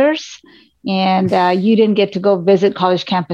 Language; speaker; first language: English; non-native, local second language; Tamil